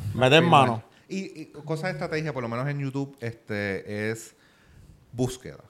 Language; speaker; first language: Spanish; native; Spanish